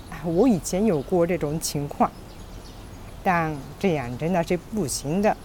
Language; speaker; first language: Chinese; non-native, fluent; Japanese